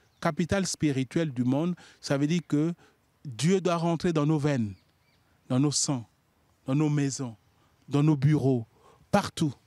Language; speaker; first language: French; non-native, local second language; Sango